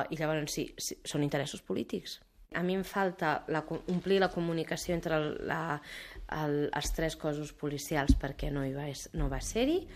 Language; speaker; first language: Catalan; early bilingual, other home language; Arabic